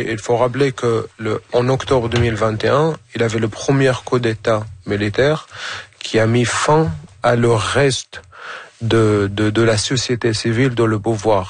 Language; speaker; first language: French; non-native, fluent; Arabic